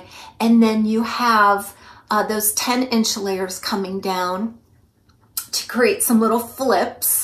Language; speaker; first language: English; native; English